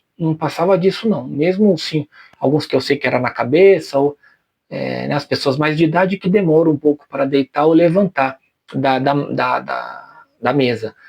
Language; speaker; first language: Portuguese; native; Portuguese